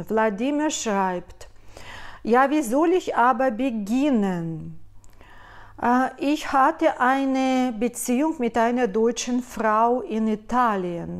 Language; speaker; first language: German; non-native, fluent; Russian